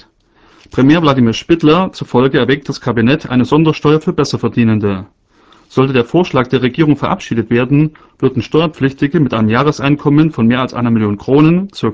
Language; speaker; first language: German; native; German